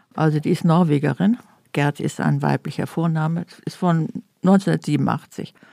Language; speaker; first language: German; native; German